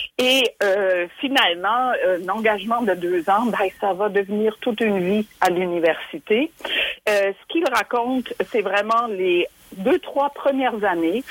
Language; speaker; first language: French; non-native, fluent; German